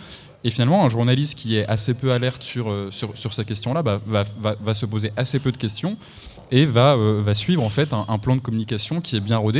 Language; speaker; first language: French; native; French